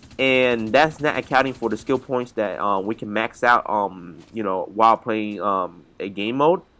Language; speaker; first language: English; native; English